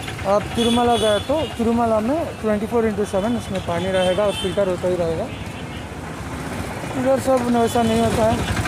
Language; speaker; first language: Hindi; non-native, local second language; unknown